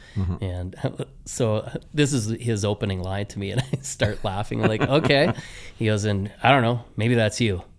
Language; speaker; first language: English; native; English